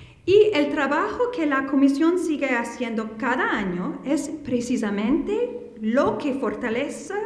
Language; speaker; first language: Spanish; non-native, fluent; English